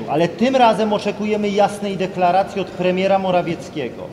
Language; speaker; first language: Polish; native; Polish